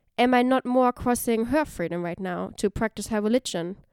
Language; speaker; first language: English; non-native, fluent; German